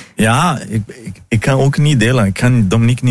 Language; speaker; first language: Dutch; non-native, fluent; Portuguese